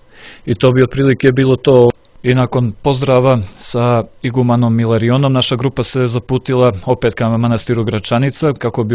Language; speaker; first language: Croatian; native; Croatian